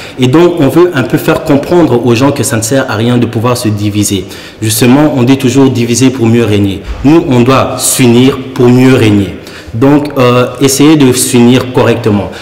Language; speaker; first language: French; early bilingual, other home language; Lingala